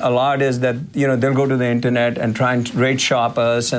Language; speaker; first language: English; non-native, local second language; Hindi